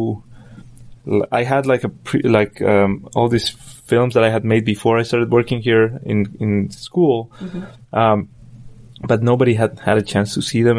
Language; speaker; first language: English; non-native, fluent; Spanish